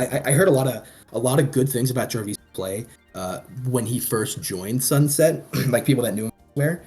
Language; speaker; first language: English; native; English